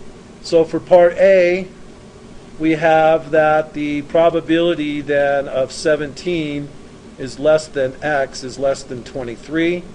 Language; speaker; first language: English; native; English